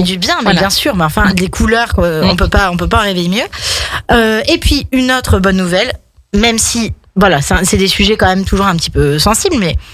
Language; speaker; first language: French; native; French